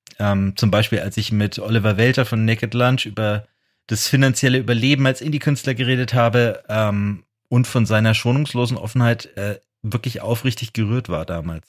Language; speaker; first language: German; native; German